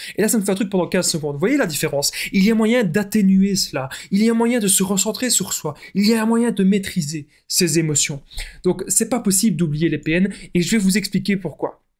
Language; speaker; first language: French; native; French